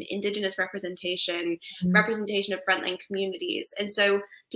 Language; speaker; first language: English; native; English